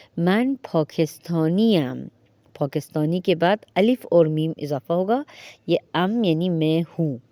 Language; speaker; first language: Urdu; non-native, fluent; Persian